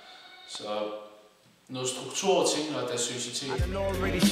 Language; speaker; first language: Danish; early bilingual, other home language; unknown